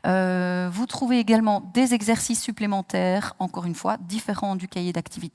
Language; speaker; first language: French; native; French